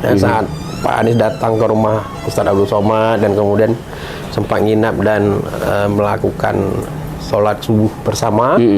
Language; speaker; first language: Indonesian; native; Indonesian